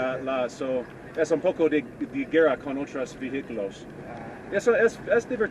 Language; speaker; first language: Spanish; non-native, learner; English